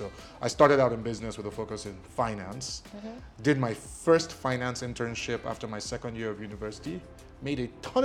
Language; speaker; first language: English; non-native, local second language; Yoruba